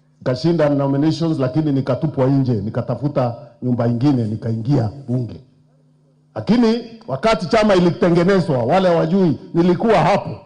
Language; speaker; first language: Swahili; non-native, local second language; Meru